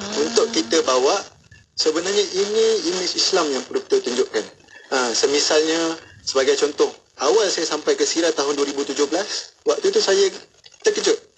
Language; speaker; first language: Malay; native; Malay